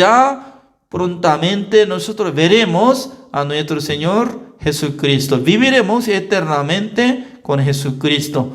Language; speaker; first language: Spanish; non-native, learner; Korean